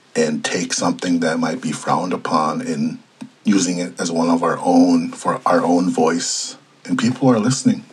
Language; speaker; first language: English; native; English